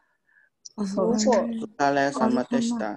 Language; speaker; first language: Japanese; non-native, learner; Chinese